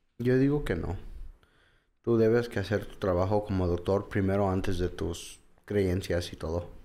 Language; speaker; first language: Spanish; early bilingual, heritage; English